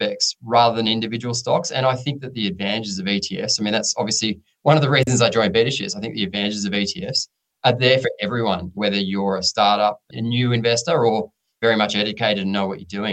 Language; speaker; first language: English; native; English